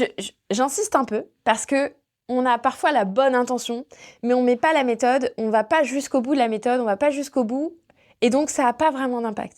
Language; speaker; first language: French; native; French